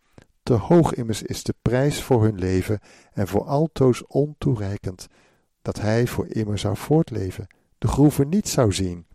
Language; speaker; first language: Dutch; native; Dutch